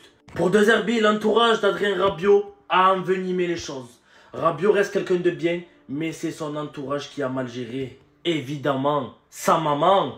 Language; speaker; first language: French; native; French